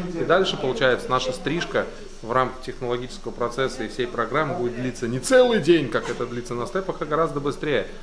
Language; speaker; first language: Russian; native; Russian